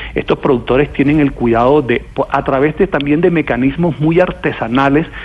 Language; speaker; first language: Spanish; native; Spanish